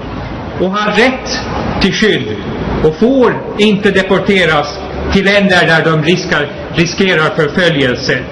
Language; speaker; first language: Swedish; non-native, fluent; Persian